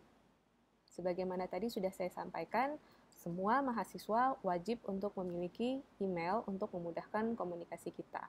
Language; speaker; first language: Indonesian; native; Indonesian